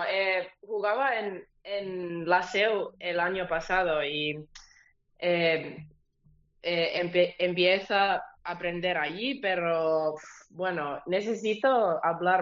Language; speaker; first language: Spanish; non-native, learner; Finnish